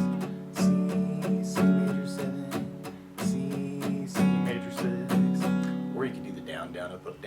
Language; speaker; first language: English; native; English